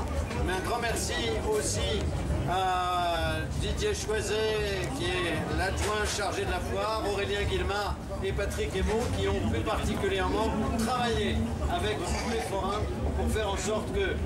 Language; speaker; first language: French; native; French